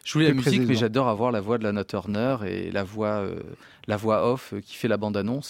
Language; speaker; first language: French; native; French